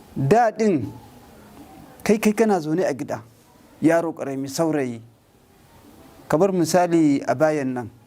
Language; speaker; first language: Hausa; non-native, local second language; Arabic